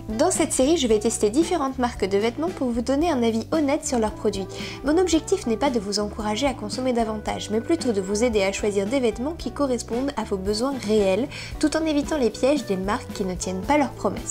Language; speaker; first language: French; native; French